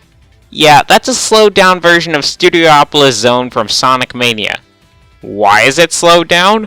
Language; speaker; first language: English; native; English